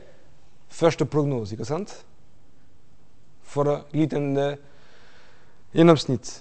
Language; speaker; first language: Norwegian; non-native, fluent; French